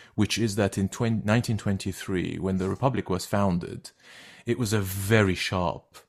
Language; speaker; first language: English; non-native, fluent; Turkish